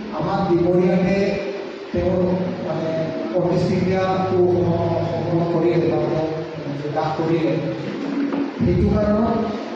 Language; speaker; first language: Assamese; non-native, local second language; Karbi